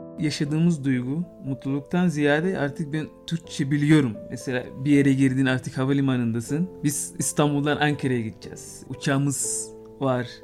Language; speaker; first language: Turkish; non-native, fluent; Arabic